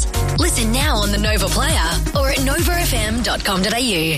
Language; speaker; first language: English; native; English